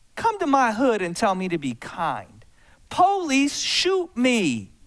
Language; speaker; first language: English; native; English